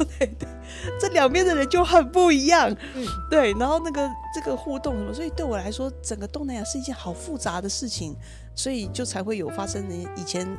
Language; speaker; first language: Chinese; native; Chinese